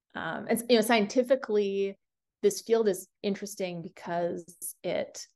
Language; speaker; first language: English; native; English